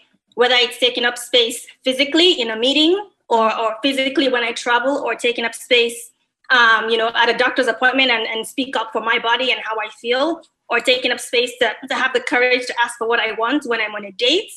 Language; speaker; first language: English; non-native, local second language; Yoruba